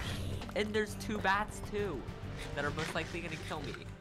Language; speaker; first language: English; native; English